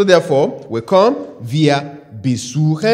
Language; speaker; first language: German; non-native, fluent; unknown